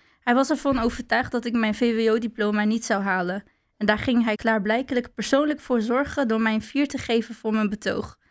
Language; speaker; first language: Dutch; early bilingual, other home language; Arabic